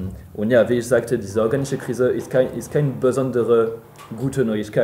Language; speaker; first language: German; non-native, fluent; French